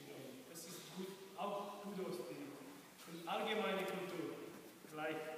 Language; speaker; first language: German; non-native, learner; Serbian